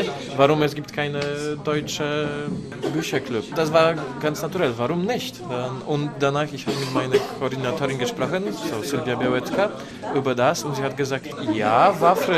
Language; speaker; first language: German; non-native, learner; Polish